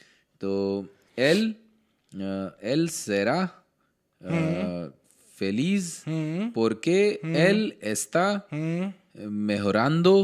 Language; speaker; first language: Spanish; non-native, learner; Hindi